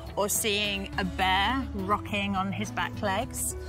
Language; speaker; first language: English; native; English